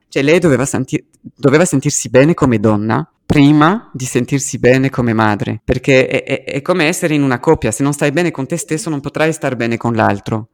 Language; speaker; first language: Italian; early bilingual, heritage; French